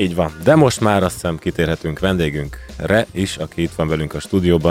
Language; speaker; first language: Hungarian; native; Hungarian